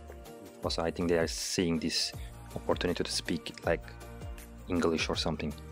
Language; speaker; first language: English; non-native, learner; Turkish